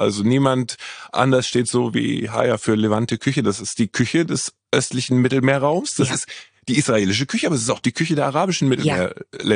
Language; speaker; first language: German; native; German